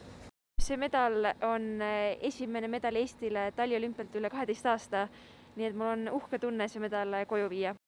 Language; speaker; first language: Estonian; native; Estonian